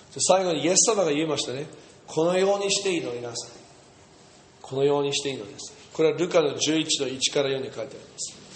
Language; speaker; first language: Japanese; non-native, fluent; English